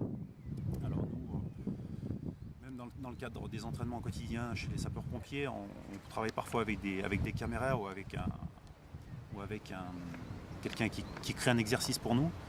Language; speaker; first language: French; native; French